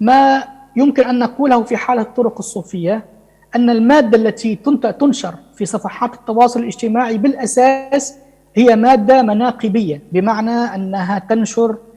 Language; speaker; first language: Arabic; native; Arabic